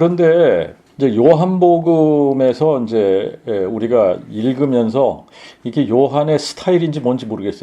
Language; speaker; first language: Korean; native; Korean